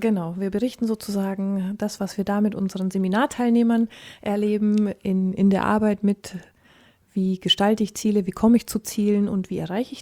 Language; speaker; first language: German; native; German